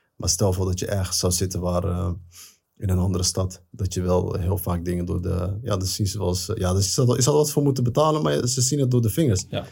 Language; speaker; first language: Dutch; early bilingual, other home language; Arabic